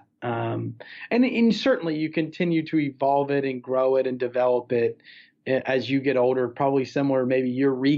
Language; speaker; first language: English; native; English